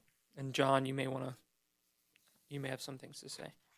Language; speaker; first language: English; native; English